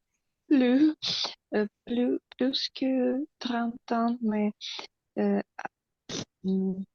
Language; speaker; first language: French; non-native, learner; Russian